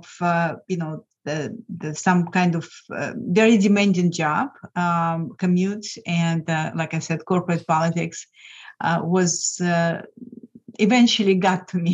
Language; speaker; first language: English; non-native, fluent; Lithuanian